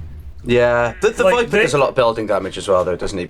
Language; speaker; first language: English; native; English